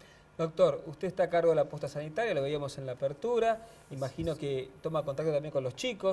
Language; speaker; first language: Spanish; native; Spanish